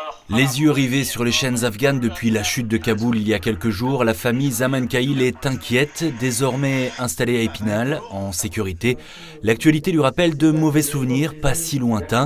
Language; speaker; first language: French; native; French